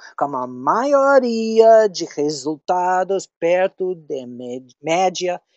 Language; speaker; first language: Portuguese; non-native, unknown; English